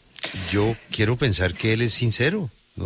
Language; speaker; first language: Spanish; native; Spanish